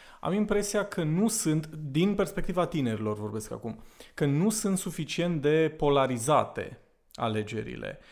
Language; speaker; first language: Romanian; native; Romanian